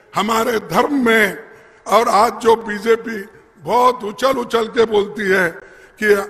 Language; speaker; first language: Hindi; non-native, local second language; Kannada